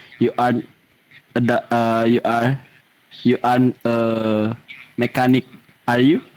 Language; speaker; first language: English; non-native, learner; Indonesian